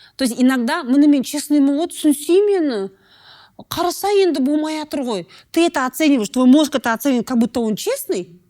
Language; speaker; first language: Russian; non-native, local second language; Kazakh